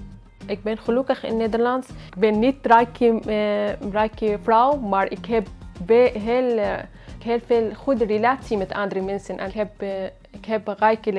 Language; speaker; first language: Dutch; non-native, learner; Arabic